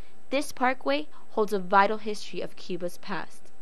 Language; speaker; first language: English; native; English